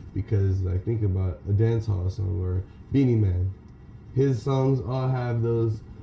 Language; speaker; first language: English; native; English